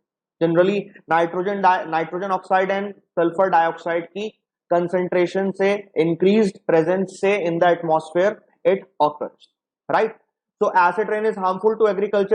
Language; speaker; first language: English; non-native, local second language; Hindi